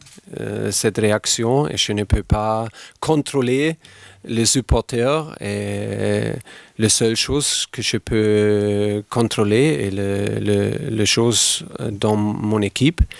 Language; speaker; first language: French; non-native, fluent; German